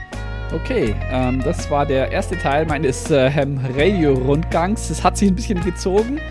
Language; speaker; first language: German; native; German